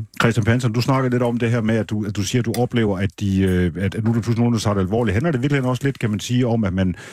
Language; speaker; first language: Danish; native; Danish